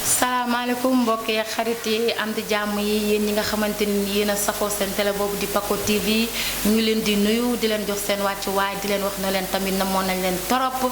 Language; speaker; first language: Wolof; native; Wolof